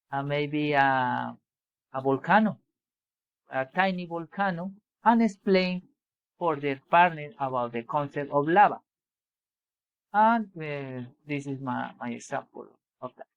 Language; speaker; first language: English; non-native, learner; Spanish